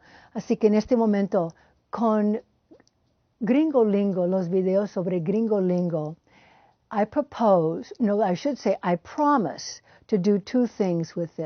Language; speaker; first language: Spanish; non-native, fluent; English